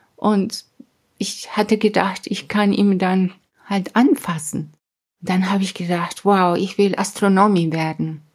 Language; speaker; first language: German; non-native, fluent; Spanish